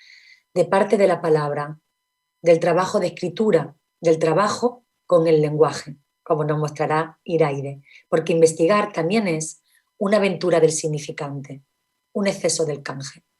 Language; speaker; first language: Spanish; native; Spanish